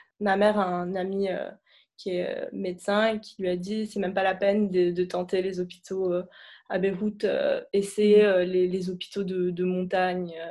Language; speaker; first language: French; native; French